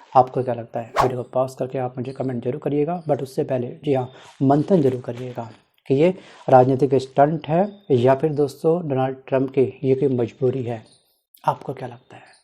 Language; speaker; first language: Hindi; native; Hindi